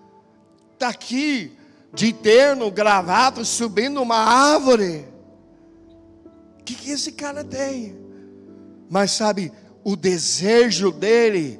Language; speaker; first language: Portuguese; non-native, fluent; English